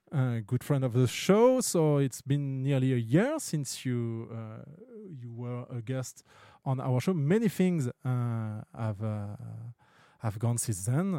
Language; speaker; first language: English; non-native, fluent; French